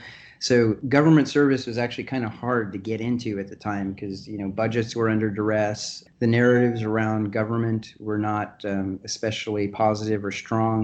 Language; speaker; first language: English; native; English